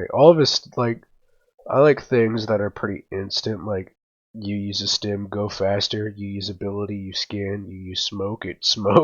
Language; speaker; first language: English; native; English